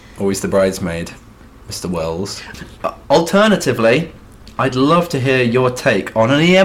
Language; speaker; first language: English; native; English